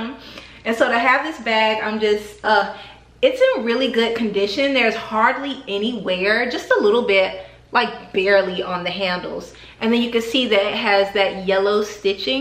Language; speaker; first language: English; native; English